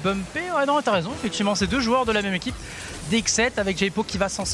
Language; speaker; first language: French; native; French